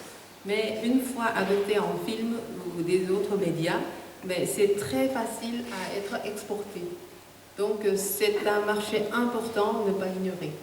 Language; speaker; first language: French; non-native, fluent; Korean